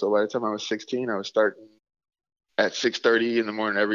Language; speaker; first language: English; native; English